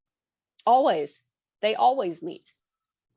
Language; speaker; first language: English; native; English